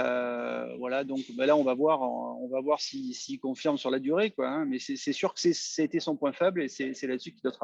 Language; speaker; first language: French; native; French